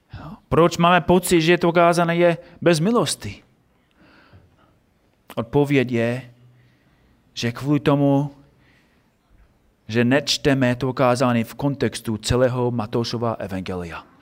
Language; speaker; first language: Czech; non-native, fluent; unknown